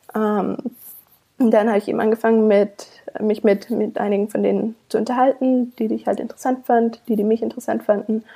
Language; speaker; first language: German; native; German